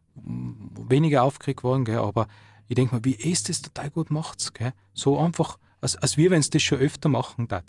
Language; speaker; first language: German; native; German